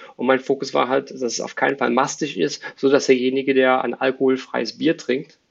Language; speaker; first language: German; native; German